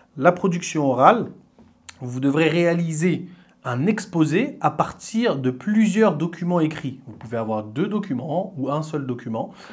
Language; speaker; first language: French; native; French